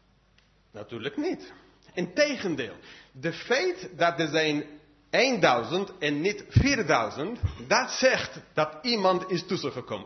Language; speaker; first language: Dutch; non-native, fluent; English